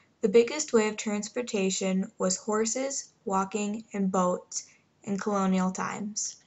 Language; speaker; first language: English; native; English